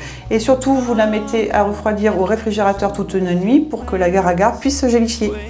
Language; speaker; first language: French; native; French